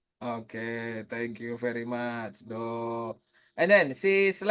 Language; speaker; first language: English; non-native, fluent; Indonesian